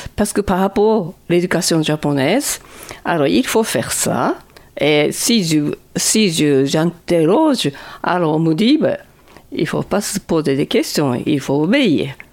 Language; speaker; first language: French; non-native, fluent; Japanese